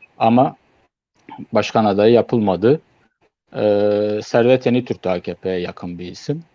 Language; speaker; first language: Turkish; native; Turkish